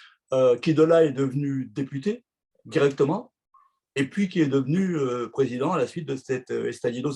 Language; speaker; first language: French; native; French